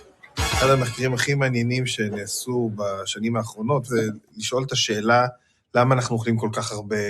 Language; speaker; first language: Hebrew; native; Hebrew